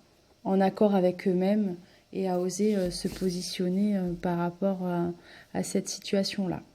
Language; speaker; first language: French; native; French